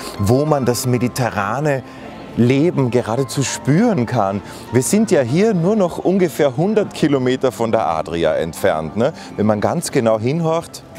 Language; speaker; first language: German; native; German